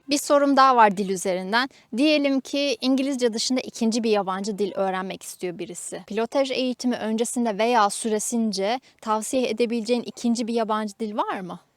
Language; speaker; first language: Turkish; native; Turkish